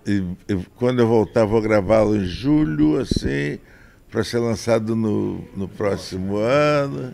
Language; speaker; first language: Portuguese; native; Portuguese